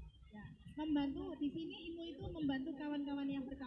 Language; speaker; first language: Indonesian; native; Indonesian